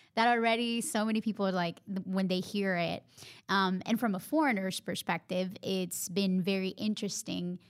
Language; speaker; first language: English; non-native, fluent; Spanish